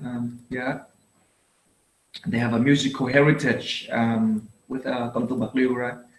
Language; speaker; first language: English; non-native, fluent; Vietnamese